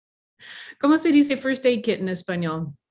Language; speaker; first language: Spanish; non-native, fluent; English